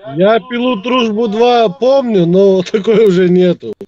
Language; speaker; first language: Russian; native; Russian